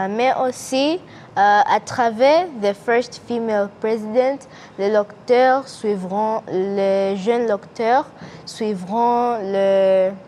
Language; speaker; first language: French; non-native, learner; English